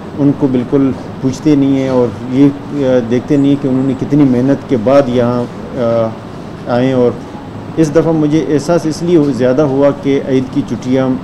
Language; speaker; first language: Urdu; non-native, local second language; Baluchi